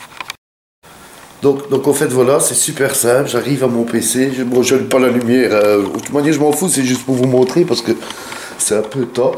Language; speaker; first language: French; native; French